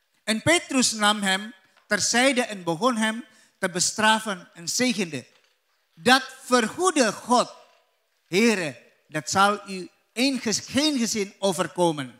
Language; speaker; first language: Dutch; non-native, learner; Indonesian